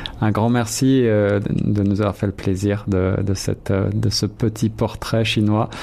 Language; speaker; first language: French; native; French